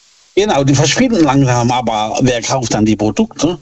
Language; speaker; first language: German; native; German